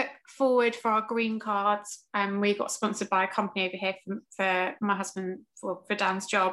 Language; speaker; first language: English; native; English